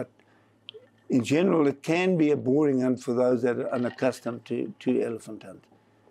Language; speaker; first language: English; native; English